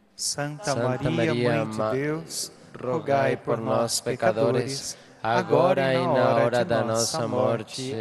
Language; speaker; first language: Portuguese; non-native, learner; Spanish